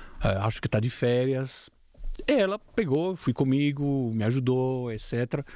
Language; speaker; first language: Portuguese; non-native, fluent; Italian